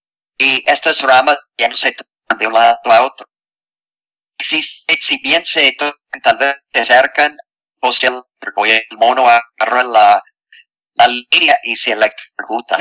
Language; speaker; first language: Spanish; non-native, fluent; English